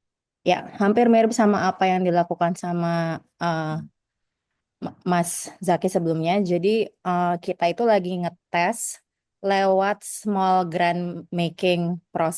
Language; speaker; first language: Indonesian; native; Indonesian